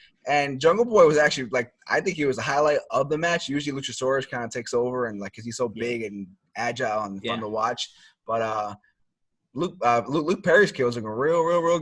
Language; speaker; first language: English; native; English